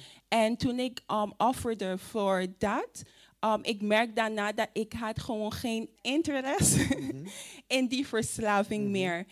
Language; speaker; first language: Dutch; non-native, fluent; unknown